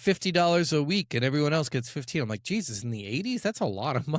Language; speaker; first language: English; native; English